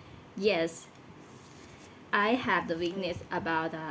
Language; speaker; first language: English; non-native, learner; Thai